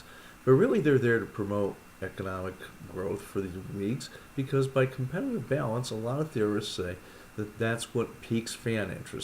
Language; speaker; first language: English; native; English